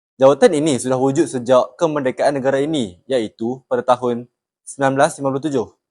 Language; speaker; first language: Malay; native; Malay